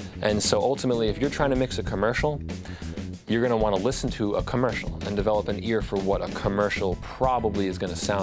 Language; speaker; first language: English; native; English